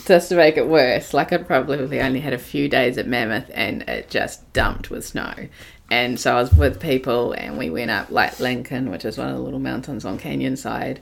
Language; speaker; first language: English; native; English